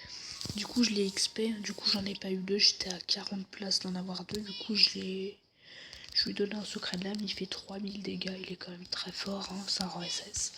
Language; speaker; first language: French; native; French